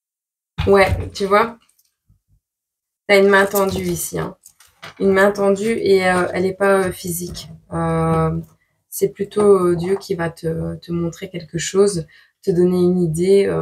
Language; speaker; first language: French; native; French